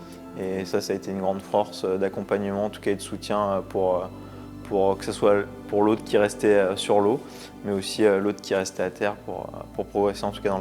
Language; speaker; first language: French; native; French